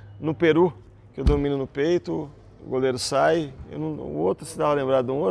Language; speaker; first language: Portuguese; native; Portuguese